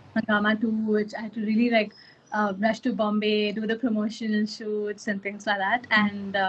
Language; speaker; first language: English; non-native, local second language; Kannada